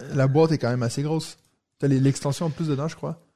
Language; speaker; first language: French; native; French